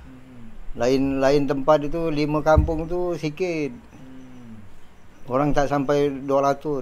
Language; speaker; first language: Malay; non-native, local second language; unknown